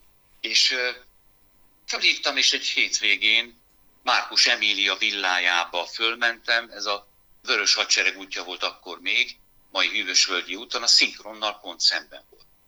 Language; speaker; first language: Hungarian; native; Hungarian